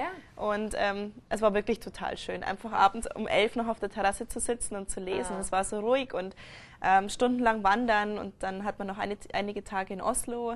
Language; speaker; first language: German; native; German